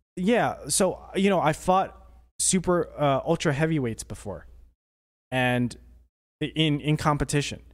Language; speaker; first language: English; native; English